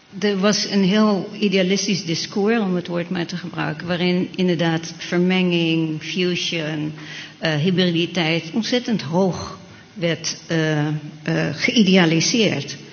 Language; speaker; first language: Dutch; native; Dutch